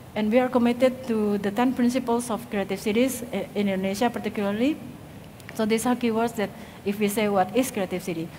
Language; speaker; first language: English; non-native, fluent; Indonesian